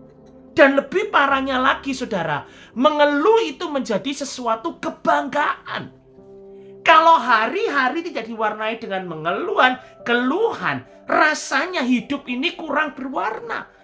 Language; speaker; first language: Indonesian; native; Indonesian